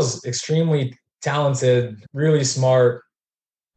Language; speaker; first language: English; native; English